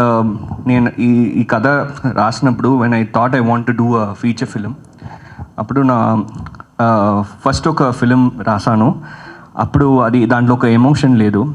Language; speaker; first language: Telugu; early bilingual, heritage; Telugu